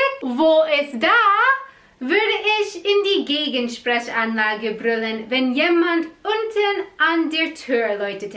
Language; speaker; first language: German; non-native, fluent; English